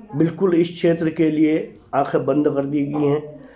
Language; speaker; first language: Hindi; native; Hindi